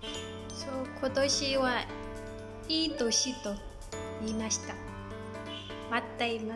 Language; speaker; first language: Japanese; non-native, learner; Burmese